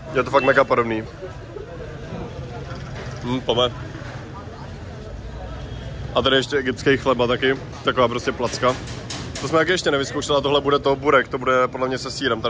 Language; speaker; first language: Czech; native; Czech